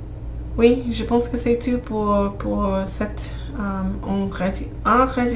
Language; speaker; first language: French; non-native, learner; English